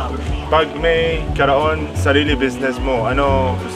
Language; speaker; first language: Filipino; non-native, learner; Arabic